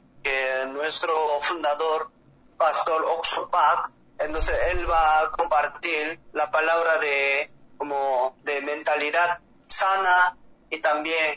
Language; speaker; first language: Spanish; non-native, learner; Korean